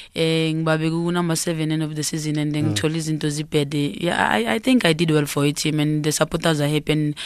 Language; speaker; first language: English; non-native, local second language; Zulu